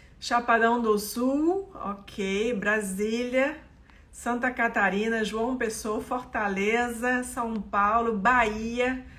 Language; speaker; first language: Portuguese; non-native, fluent; French